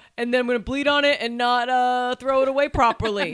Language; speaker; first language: English; native; English